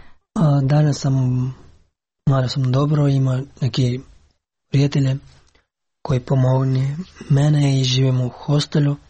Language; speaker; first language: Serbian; non-native, learner; Pashto